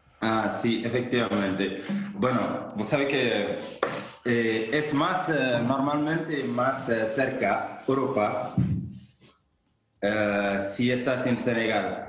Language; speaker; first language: Spanish; non-native, fluent; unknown